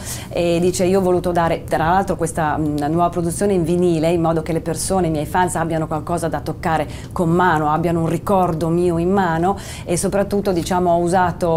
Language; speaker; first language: Italian; native; Italian